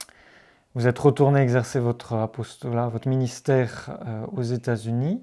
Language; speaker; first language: French; native; French